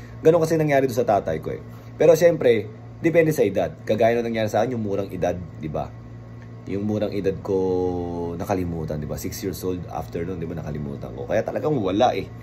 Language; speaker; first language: Filipino; native; Filipino